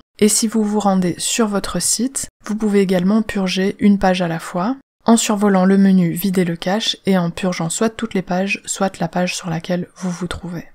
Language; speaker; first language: French; native; French